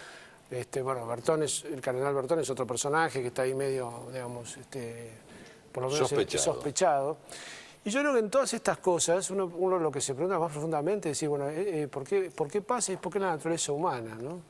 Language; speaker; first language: Spanish; native; Spanish